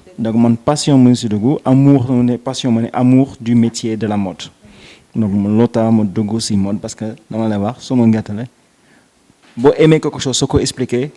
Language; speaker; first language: Wolof; non-native, local second language; Jola-Fonyi